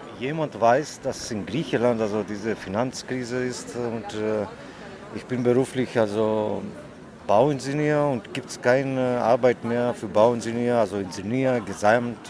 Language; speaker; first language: German; non-native, learner; Greek